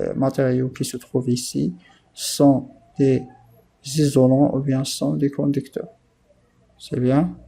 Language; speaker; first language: French; non-native, local second language; Arabic